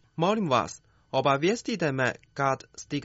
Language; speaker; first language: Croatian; non-native, fluent; Chinese